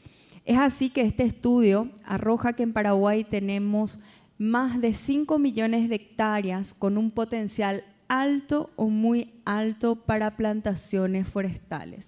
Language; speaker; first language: Spanish; native; Spanish